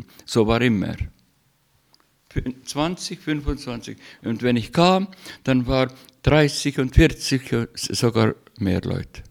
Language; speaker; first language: German; non-native, learner; Estonian